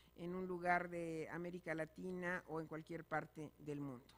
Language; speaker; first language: Spanish; native; Spanish